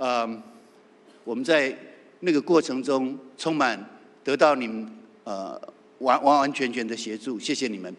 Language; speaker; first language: Chinese; native; Chinese